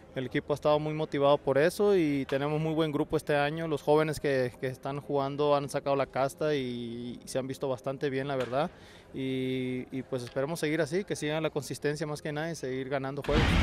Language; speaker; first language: Spanish; native; Spanish